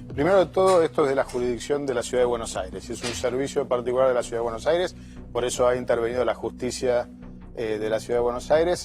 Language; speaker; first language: Spanish; native; Spanish